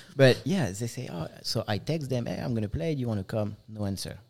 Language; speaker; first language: English; non-native, fluent; French